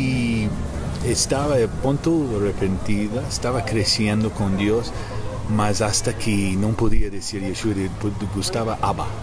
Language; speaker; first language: Spanish; non-native, learner; English